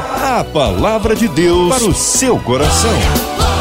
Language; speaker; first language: Portuguese; native; Portuguese